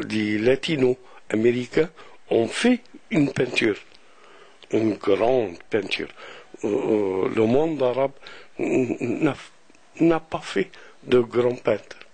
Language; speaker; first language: French; non-native, local second language; Arabic